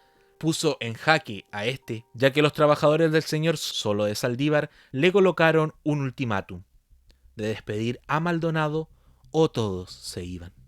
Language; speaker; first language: Spanish; native; Spanish